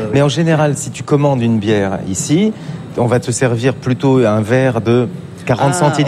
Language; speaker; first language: French; native; French